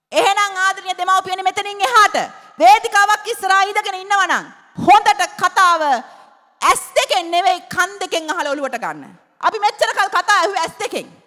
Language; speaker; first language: Sinhala; native; Sinhala